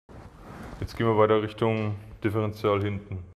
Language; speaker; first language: German; native; German